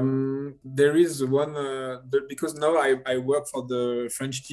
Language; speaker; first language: English; non-native, learner; French